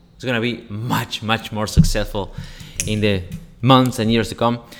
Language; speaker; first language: English; non-native, fluent; Spanish